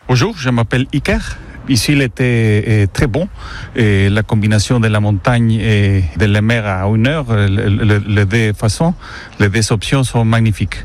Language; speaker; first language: French; non-native, fluent; Spanish